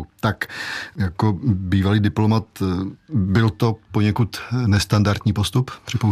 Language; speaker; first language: Czech; native; Czech